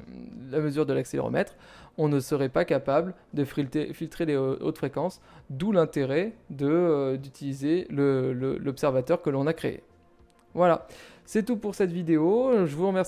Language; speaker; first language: French; native; French